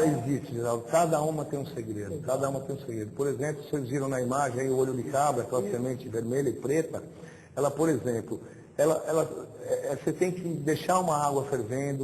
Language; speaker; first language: Portuguese; native; Portuguese